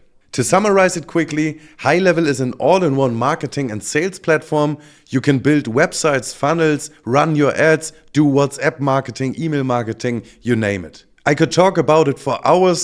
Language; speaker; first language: English; non-native, fluent; German